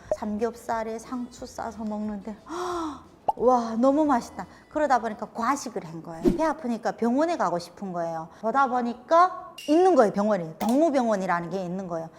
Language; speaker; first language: Korean; native; Korean